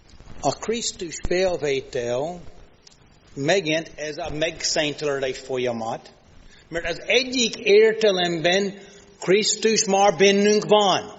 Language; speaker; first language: Hungarian; non-native, fluent; English